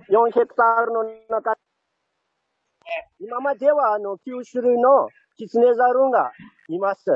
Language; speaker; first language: Japanese; non-native, fluent; Malagasy